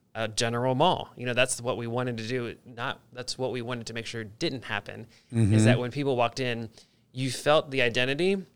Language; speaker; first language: English; native; English